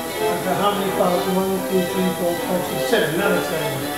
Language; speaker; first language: Japanese; non-native, learner; English